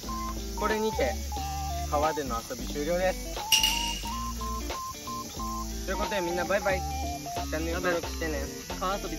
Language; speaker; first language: Japanese; native; Japanese